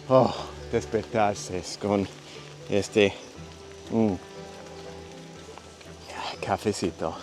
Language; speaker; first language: Spanish; non-native, fluent; English